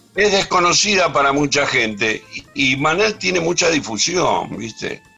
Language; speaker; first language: Spanish; native; Spanish